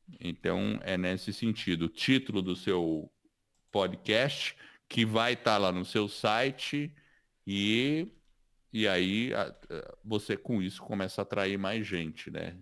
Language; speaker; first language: Portuguese; early bilingual, other home language; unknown